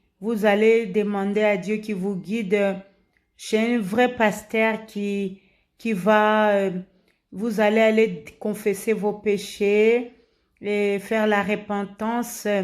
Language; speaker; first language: French; non-native, local second language; Lingala